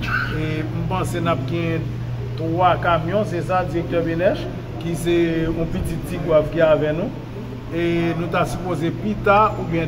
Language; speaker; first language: French; non-native, local second language; Haitian Creole